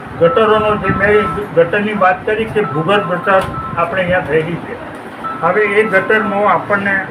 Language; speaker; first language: Gujarati; native; Gujarati